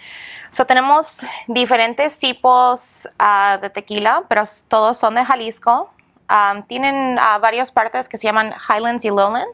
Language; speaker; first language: Spanish; early bilingual, heritage; English